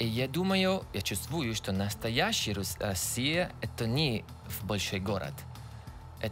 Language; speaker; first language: Russian; non-native, learner; Italian